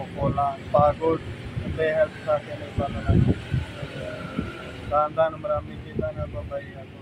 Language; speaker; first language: Filipino; non-native, learner; Punjabi